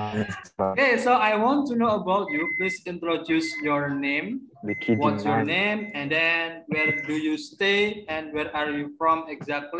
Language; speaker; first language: English; non-native, learner; Indonesian